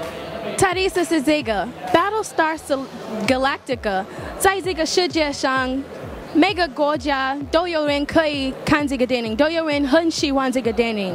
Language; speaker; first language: Chinese; non-native, learner; English